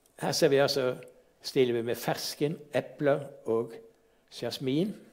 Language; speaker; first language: Norwegian; native; Norwegian